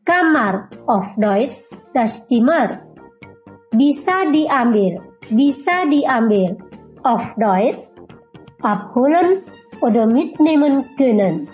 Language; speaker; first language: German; non-native, learner; Indonesian